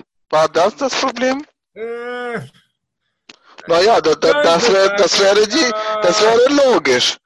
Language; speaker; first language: German; non-native, fluent; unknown